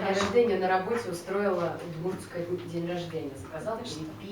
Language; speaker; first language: Russian; native; Russian